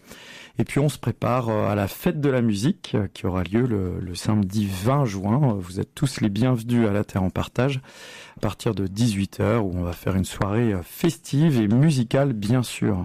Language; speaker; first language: French; native; French